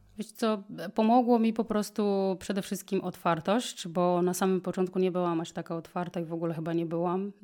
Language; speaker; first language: Polish; non-native, fluent; Portuguese